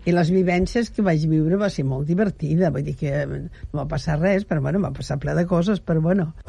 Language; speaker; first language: Catalan; non-native, fluent; Swedish